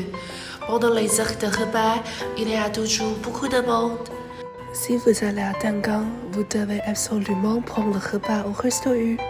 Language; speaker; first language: French; non-native, learner; Chinese